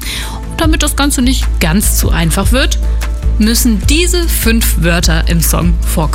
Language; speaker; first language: German; native; German